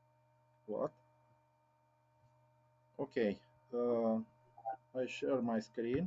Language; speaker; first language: English; non-native, learner; Romanian